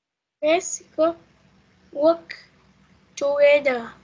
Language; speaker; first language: English; non-native, learner; Vietnamese